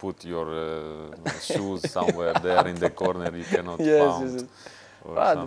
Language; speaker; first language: English; non-native, fluent; Russian